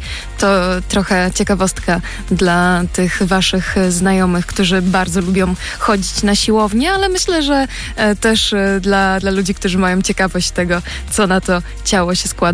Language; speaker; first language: Polish; native; Polish